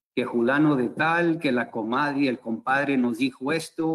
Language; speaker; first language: Spanish; early bilingual, heritage; Spanish